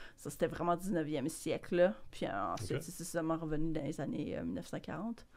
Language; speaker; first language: French; native; French